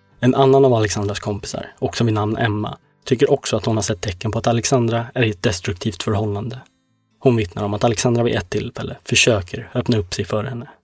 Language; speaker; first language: Swedish; native; Swedish